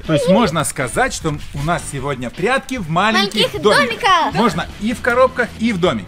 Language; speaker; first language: Russian; native; Russian